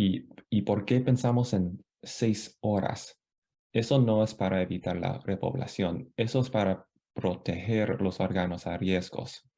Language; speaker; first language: Spanish; non-native, fluent; English